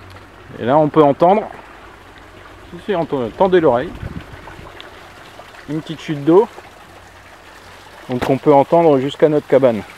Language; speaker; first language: French; native; French